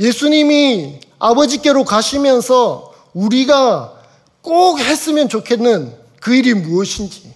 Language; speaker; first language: Korean; native; Korean